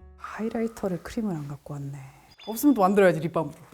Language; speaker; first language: Korean; native; Korean